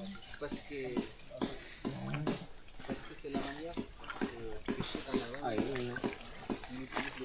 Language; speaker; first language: French; non-native, learner; Spanish